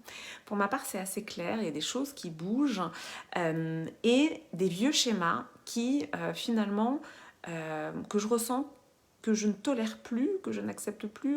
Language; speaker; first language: French; native; French